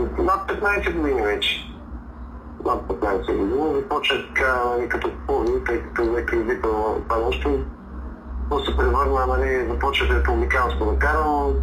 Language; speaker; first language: Bulgarian; native; Bulgarian